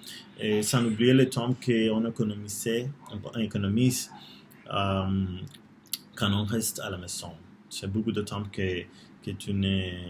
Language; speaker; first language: French; non-native, learner; Spanish